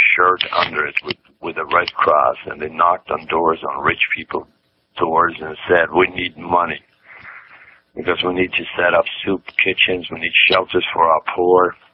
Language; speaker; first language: English; non-native, fluent; Swedish